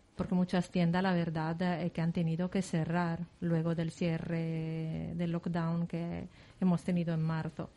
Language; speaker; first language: Spanish; non-native, fluent; Italian